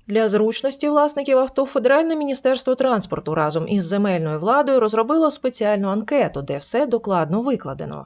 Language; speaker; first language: Ukrainian; native; Ukrainian